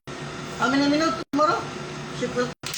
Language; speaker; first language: English; non-native, learner; Cebuano